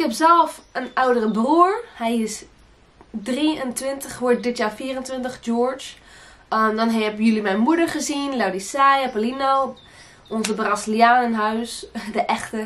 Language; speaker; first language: Dutch; early bilingual, other home language; Portuguese